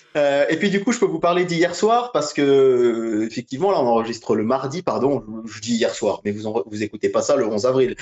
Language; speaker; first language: French; native; French